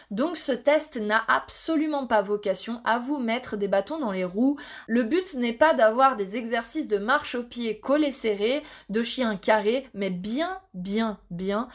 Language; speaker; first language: French; native; French